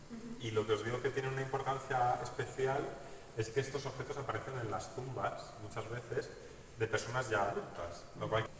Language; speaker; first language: Spanish; native; Spanish